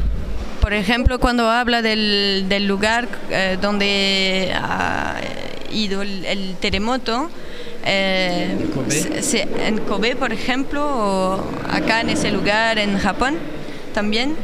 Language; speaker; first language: Spanish; non-native, learner; French